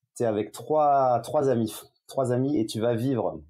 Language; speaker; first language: French; native; French